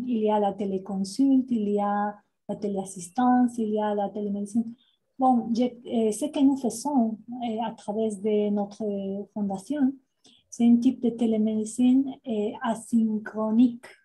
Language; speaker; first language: French; non-native, fluent; Spanish